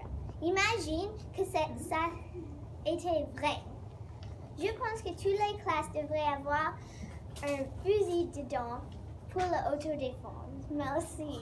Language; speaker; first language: French; non-native, learner; English